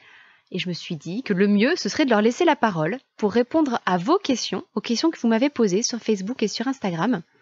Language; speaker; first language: French; native; French